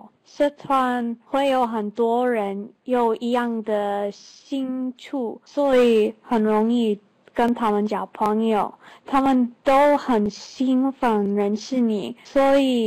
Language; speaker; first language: Chinese; non-native, learner; English